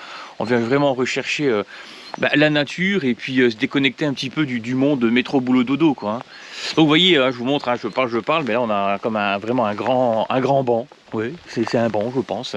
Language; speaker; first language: French; native; French